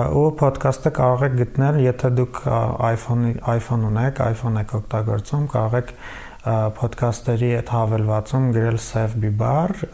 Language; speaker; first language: Armenian; native; Armenian